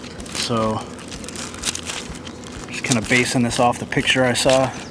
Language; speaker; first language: English; native; English